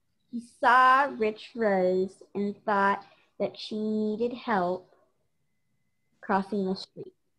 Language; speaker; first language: English; native; English